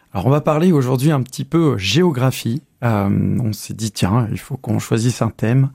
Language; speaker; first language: French; native; French